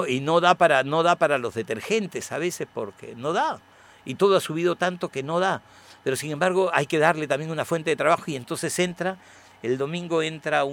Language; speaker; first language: Spanish; native; Spanish